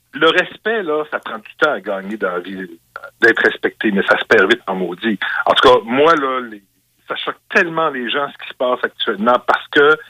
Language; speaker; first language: French; native; French